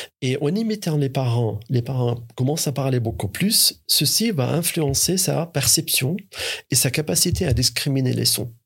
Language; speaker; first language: French; non-native, fluent; Arabic